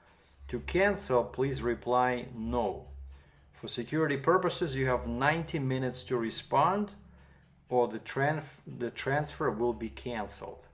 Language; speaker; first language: English; non-native, fluent; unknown